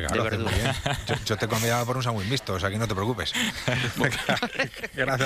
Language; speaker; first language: Spanish; native; Spanish